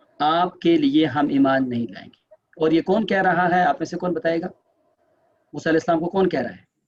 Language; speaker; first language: Urdu; native; Urdu